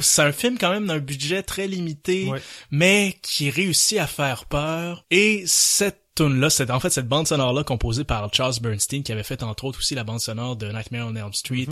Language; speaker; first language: French; native; French